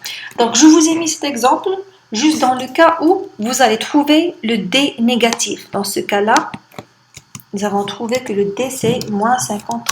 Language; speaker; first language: French; non-native, local second language; Arabic